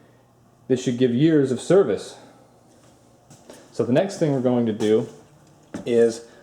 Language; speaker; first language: English; native; English